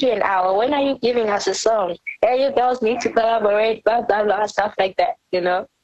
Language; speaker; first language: English; non-native, local second language; North Ndebele